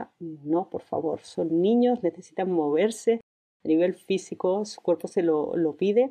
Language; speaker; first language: Spanish; native; Spanish